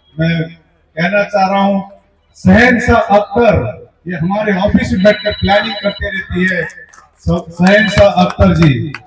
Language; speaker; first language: Hindi; non-native, local second language; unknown